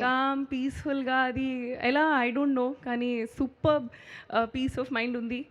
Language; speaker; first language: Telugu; non-native, learner; Hindi